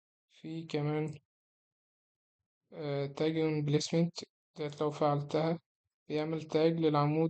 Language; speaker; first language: Arabic; native; Arabic